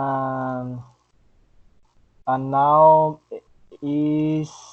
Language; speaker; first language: English; non-native, learner; Spanish